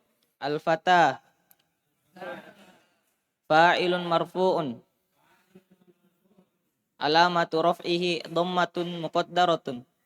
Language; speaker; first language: Arabic; non-native, learner; Indonesian